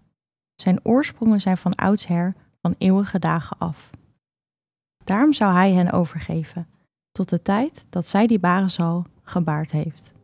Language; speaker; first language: Dutch; native; Dutch